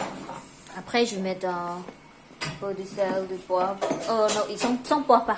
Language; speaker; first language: French; non-native, local second language; Khmer